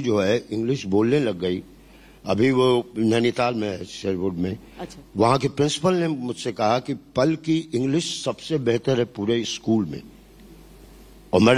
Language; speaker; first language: Hindi; native; Hindi